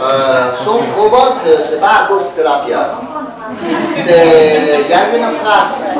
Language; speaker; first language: French; non-native, fluent; Chinese